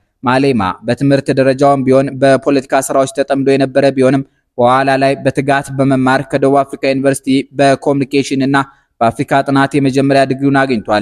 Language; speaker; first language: Amharic; native; Amharic